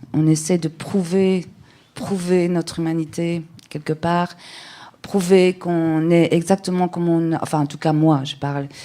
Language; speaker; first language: French; early bilingual, other home language; Rundi